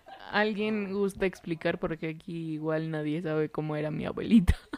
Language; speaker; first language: Spanish; early bilingual, heritage; Spanish